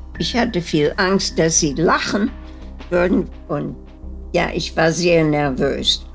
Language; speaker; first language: German; early bilingual, heritage; German